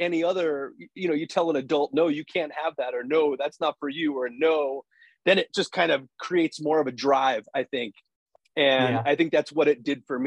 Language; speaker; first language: English; native; English